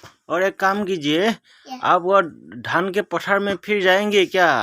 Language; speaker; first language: Hindi; non-native, local second language; Assamese